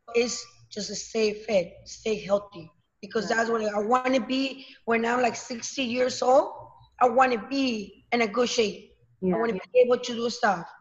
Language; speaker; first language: English; non-native, learner; Spanish